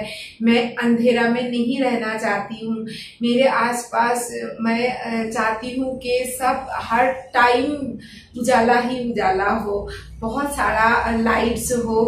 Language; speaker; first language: Hindi; non-native, local second language; Bangla